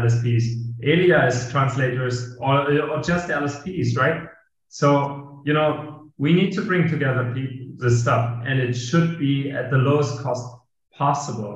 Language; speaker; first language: English; non-native, fluent; German